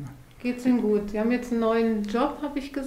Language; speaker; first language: German; native; German